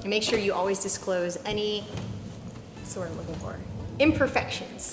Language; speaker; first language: English; native; English